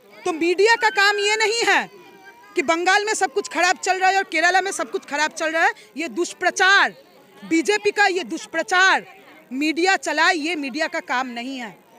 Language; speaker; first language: Hindi; non-native, local second language; Bangla